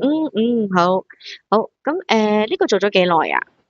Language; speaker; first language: Cantonese; native; Cantonese